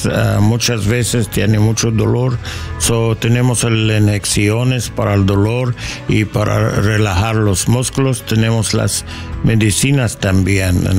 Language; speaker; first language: Spanish; non-native, learner; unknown